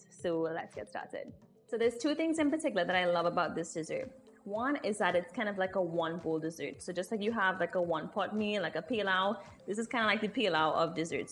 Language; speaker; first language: English; native; English